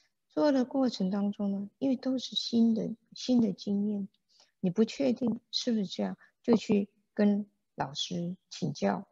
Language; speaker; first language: Chinese; native; Chinese